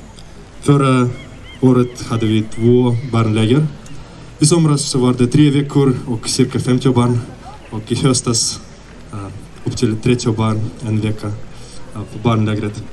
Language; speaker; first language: Swedish; non-native, fluent; Ukrainian